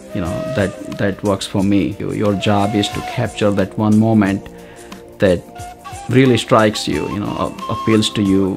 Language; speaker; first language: English; non-native, local second language; Gujarati